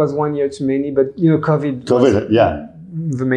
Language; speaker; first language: English; non-native, fluent; French